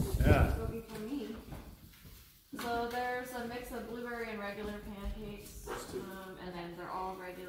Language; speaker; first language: English; native; English